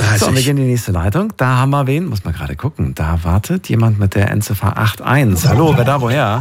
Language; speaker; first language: German; native; German